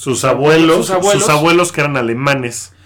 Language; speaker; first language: Spanish; native; Spanish